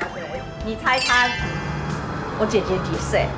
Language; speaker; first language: Chinese; non-native, fluent; Japanese